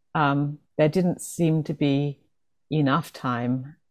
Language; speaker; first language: English; native; English